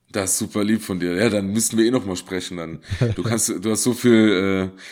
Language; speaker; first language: German; native; German